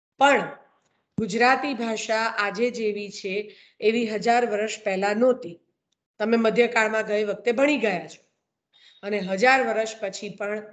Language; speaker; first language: Gujarati; non-native, local second language; Kachhi